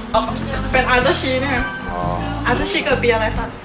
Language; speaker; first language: Korean; non-native, fluent; Thai